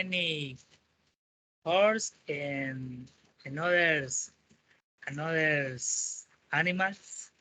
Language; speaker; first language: English; non-native, learner; Spanish